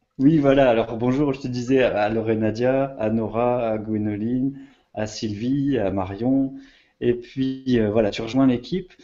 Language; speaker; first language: French; native; French